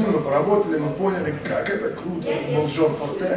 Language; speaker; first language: Russian; native; Russian